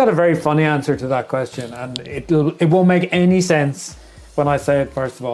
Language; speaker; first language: English; native; English